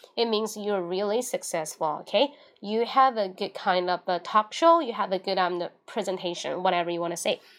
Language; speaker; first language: English; non-native, fluent; Chinese